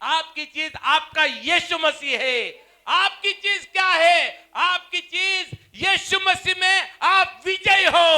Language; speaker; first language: Hindi; non-native, local second language; Marathi